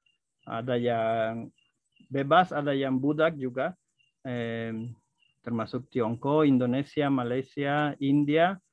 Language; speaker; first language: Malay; non-native, fluent; Spanish